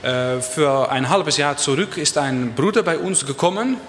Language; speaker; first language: German; non-native, learner; Dutch